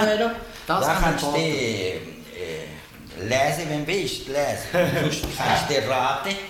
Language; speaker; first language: German; early bilingual, heritage; German